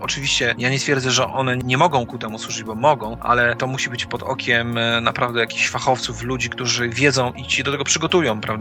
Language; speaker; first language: Polish; native; Polish